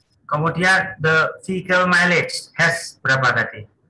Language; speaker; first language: English; non-native, fluent; Indonesian